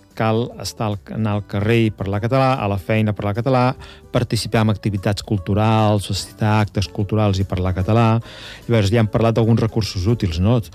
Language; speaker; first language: Catalan; native; Catalan